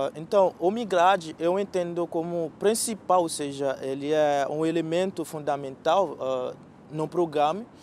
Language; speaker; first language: Portuguese; non-native, fluent; Haitian Creole